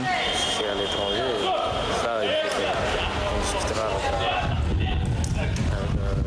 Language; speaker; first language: French; non-native, local second language; Malagasy